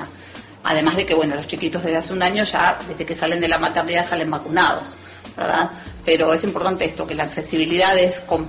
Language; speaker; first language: Spanish; native; Spanish